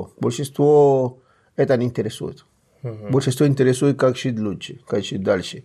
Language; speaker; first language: Russian; non-native, fluent; Spanish